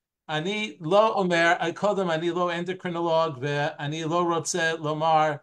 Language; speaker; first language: Hebrew; non-native, fluent; English